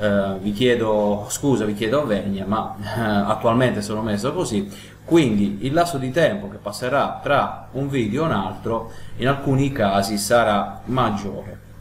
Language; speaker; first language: Italian; native; Italian